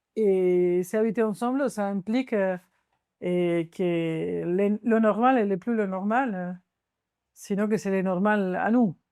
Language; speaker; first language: French; non-native, fluent; Spanish